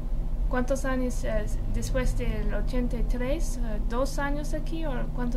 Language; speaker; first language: Spanish; non-native, learner; English